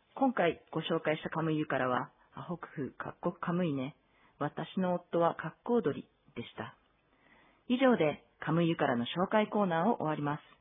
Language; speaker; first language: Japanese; native; Japanese